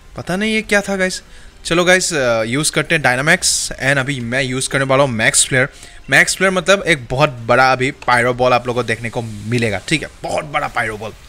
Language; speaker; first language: Hindi; native; Hindi